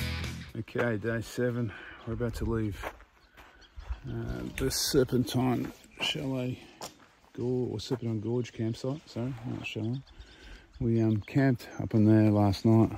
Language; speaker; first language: English; native; English